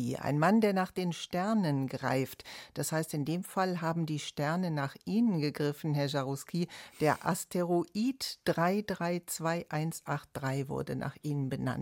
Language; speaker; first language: German; native; German